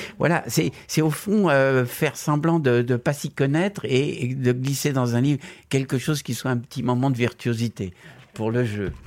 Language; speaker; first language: French; non-native, fluent; Spanish